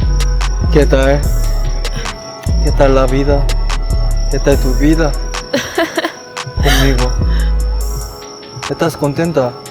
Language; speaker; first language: Spanish; non-native, learner; Korean